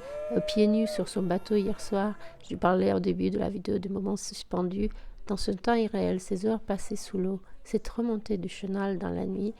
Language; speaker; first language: French; native; French